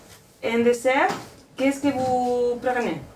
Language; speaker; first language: French; non-native, learner; Spanish